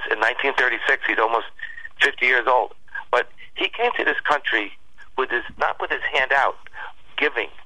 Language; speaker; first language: English; early bilingual, other home language; Spanish